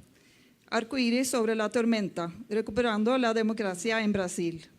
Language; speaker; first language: Spanish; non-native, fluent; Norwegian